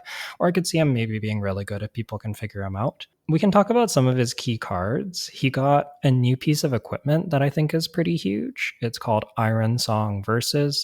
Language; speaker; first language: English; native; English